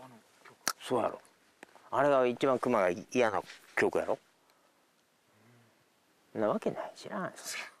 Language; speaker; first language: Japanese; native; Japanese